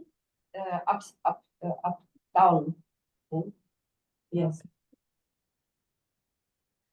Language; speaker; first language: English; non-native, learner; German